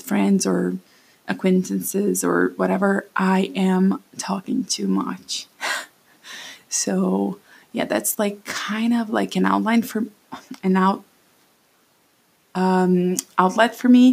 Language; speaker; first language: English; non-native, fluent; Portuguese